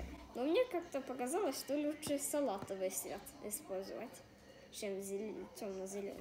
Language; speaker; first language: Russian; early bilingual, heritage; Russian